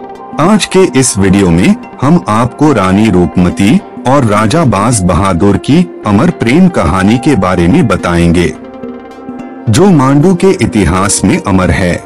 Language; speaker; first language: Hindi; native; Hindi